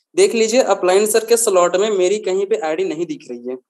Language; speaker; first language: Hindi; native; Hindi